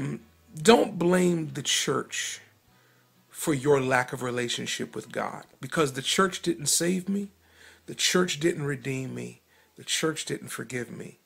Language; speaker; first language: English; native; English